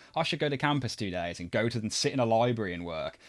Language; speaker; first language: English; native; English